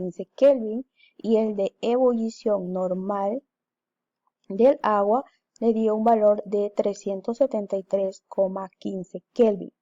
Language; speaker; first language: Spanish; native; Spanish